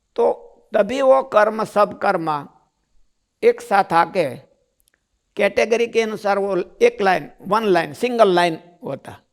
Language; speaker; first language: Hindi; non-native, local second language; Gujarati